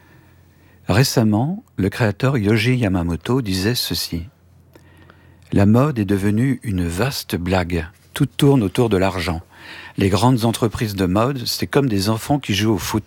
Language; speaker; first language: French; native; French